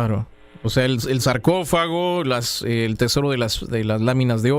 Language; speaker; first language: Spanish; native; Spanish